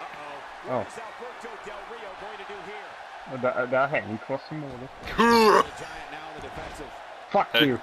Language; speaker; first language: Swedish; native; Swedish